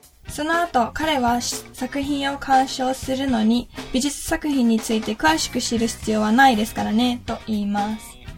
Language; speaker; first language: Japanese; native; Japanese